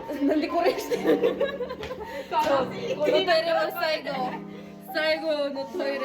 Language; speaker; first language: Japanese; early bilingual, other home language; Filipino